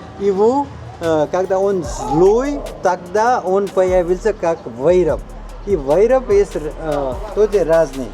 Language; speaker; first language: Russian; non-native, fluent; Nepali